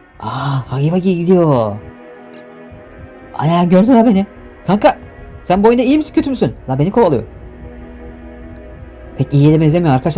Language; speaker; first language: Turkish; native; Turkish